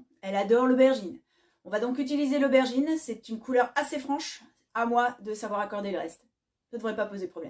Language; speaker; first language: French; native; French